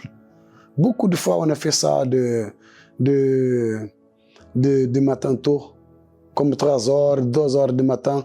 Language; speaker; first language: French; non-native, local second language; Portuguese